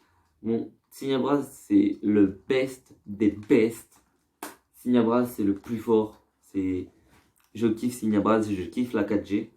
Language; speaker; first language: French; native; French